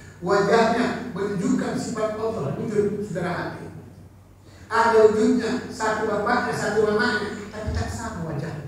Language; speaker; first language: Indonesian; native; Indonesian